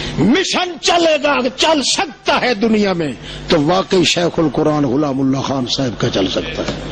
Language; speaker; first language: Urdu; non-native, local second language; Saraiki